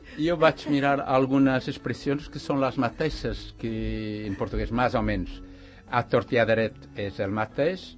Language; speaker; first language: Catalan; non-native, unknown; Portuguese